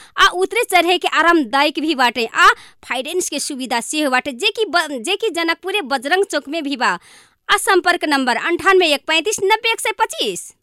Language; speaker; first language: Bhojpuri; non-native, local second language; Maithili